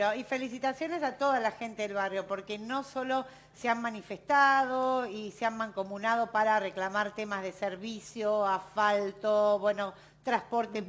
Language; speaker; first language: Spanish; native; Spanish